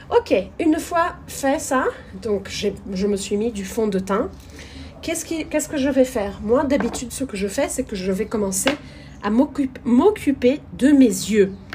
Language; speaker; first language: French; non-native, fluent; Portuguese